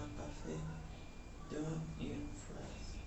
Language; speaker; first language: French; non-native, learner; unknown